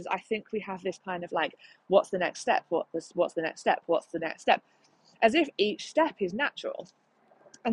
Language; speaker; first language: English; native; English